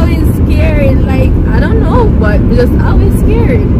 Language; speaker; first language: English; native; English